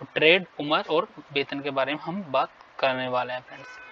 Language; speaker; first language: Hindi; native; Hindi